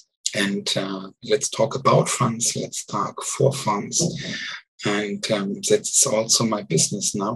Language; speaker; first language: English; non-native, learner; German